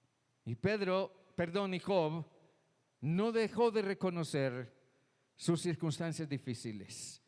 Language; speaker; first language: Spanish; native; Spanish